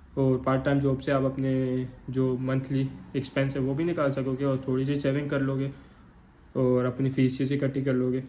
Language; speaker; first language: Urdu; non-native, local second language; Northern Hindko